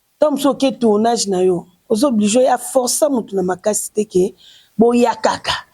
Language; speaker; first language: Lingala; native; Lingala